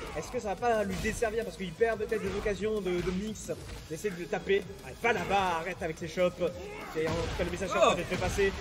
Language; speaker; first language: French; native; French